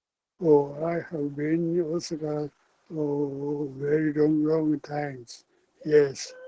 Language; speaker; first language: English; non-native, learner; Japanese